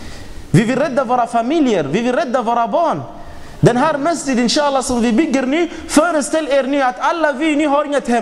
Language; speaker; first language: Swedish; non-native, fluent; Arabic